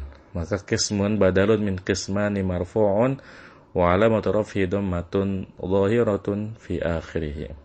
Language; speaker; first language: Arabic; non-native, fluent; Indonesian